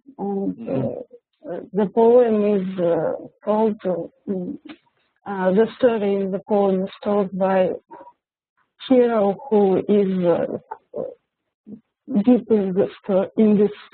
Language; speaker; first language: English; non-native, learner; Russian